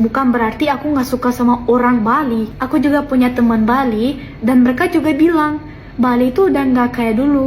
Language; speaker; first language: Indonesian; non-native, fluent; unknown